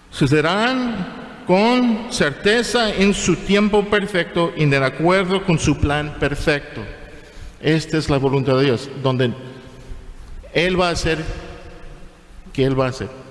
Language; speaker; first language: Spanish; non-native, fluent; English